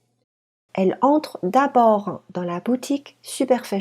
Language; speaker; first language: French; non-native, fluent; Chinese